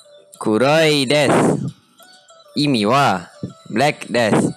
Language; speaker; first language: Japanese; non-native, learner; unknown